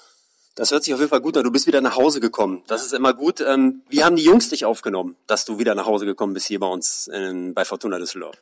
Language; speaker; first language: German; native; German